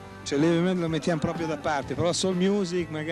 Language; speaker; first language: Italian; native; Italian